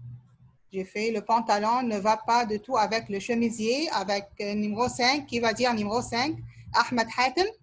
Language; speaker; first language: French; non-native, fluent; Arabic